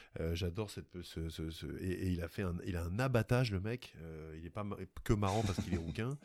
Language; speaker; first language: French; native; French